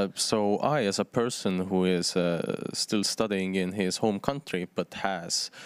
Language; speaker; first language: English; non-native, fluent; Estonian